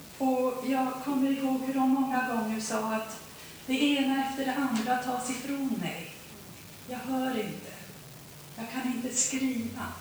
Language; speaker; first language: Swedish; early bilingual, heritage; Swedish